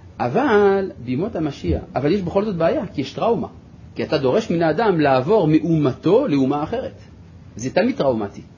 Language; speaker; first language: Hebrew; non-native, fluent; French